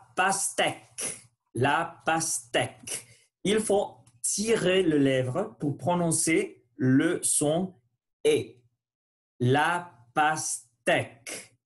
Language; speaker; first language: French; non-native, learner; Spanish